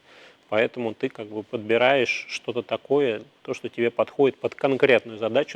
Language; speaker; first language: Russian; native; Russian